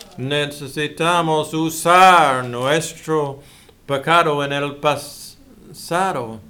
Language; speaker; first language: Spanish; non-native, learner; English